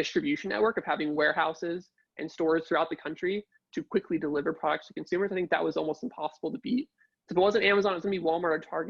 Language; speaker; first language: English; native; English